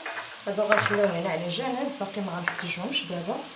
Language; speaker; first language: Arabic; native; Arabic